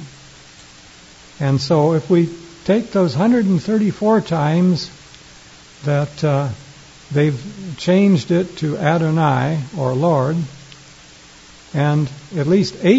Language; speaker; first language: English; native; English